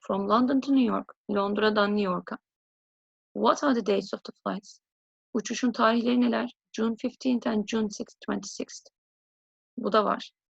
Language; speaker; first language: English; non-native, fluent; Turkish